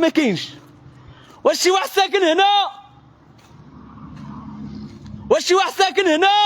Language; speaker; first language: Arabic; native; Arabic